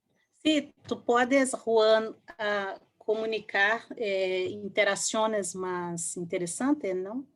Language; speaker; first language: Spanish; non-native, learner; Portuguese